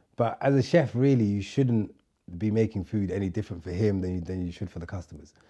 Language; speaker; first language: English; native; English